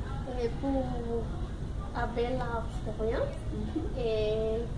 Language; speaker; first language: French; non-native, learner; Spanish